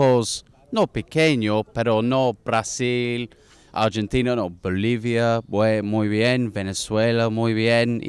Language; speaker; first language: Spanish; non-native, learner; English